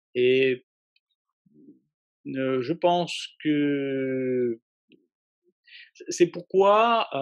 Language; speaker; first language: French; non-native, fluent; Russian